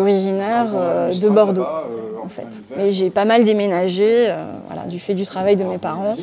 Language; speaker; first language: French; native; French